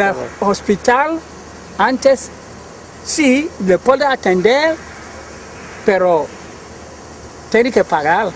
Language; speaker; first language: Spanish; non-native, learner; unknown